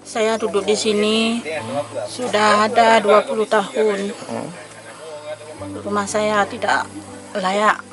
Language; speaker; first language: Indonesian; non-native, local second language; Achinese